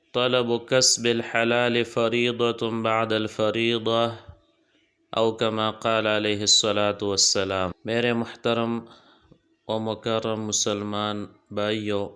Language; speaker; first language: Urdu; native; Urdu